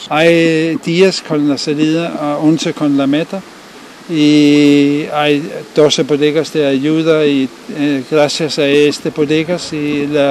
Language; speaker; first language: Spanish; non-native, learner; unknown